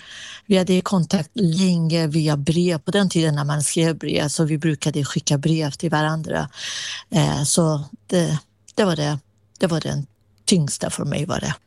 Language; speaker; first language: Swedish; non-native, fluent; Persian